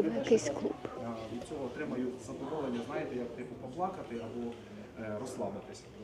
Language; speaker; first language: Ukrainian; non-native, local second language; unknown